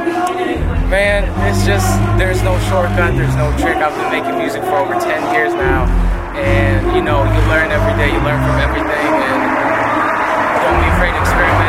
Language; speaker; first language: English; non-native, fluent; Russian